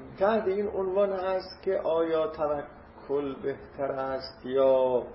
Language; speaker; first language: Persian; non-native, local second language; Azerbaijani